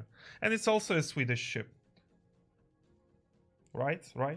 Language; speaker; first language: English; non-native, fluent; Polish